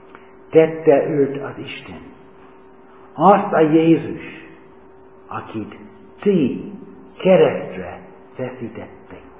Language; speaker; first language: Hungarian; non-native, learner; English